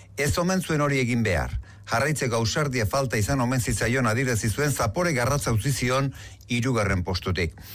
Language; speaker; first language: Basque; native; Basque